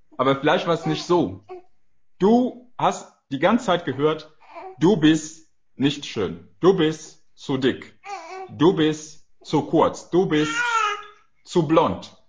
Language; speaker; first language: German; non-native, fluent; French